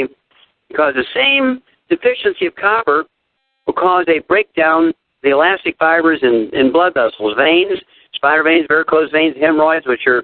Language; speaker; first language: English; native; English